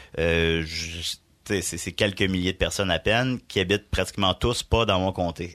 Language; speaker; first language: French; native; French